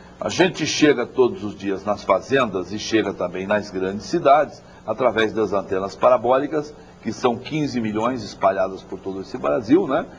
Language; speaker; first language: Portuguese; native; Portuguese